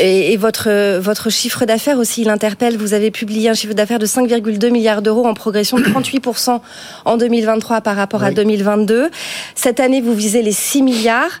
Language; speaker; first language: French; native; French